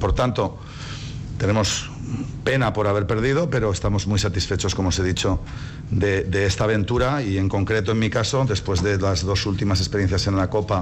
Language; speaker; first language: Spanish; native; Spanish